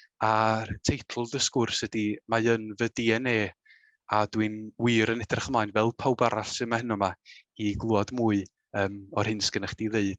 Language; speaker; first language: Welsh; native; Welsh